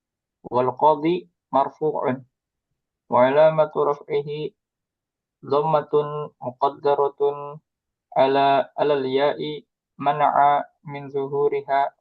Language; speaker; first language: Arabic; non-native, learner; Indonesian